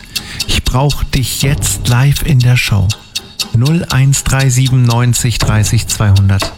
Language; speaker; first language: German; native; German